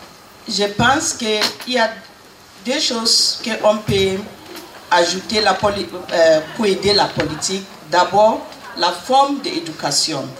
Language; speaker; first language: French; non-native, learner; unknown